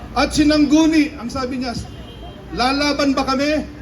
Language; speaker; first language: Filipino; non-native, local second language; Pampanga